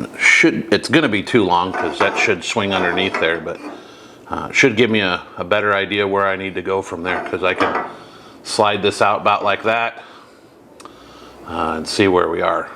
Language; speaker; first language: English; native; English